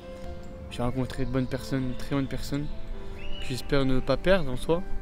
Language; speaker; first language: French; native; French